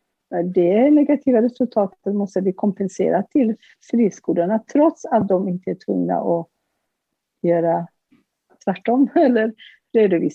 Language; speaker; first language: Swedish; non-native, fluent; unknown